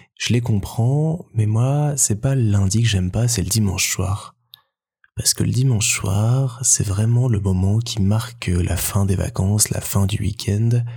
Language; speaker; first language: French; native; French